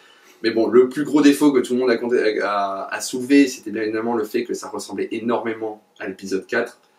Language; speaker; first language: French; native; French